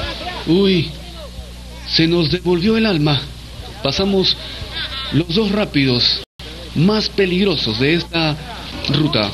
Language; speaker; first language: Spanish; native; Spanish